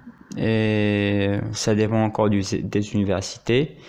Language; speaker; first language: French; non-native, local second language; Arabic